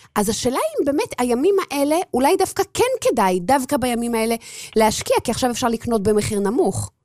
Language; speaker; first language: Hebrew; native; Hebrew